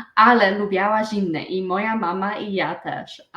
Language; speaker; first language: Polish; early bilingual, heritage; Polish